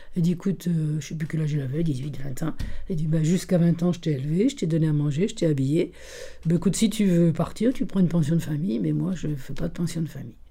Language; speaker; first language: French; early bilingual, other home language; Italian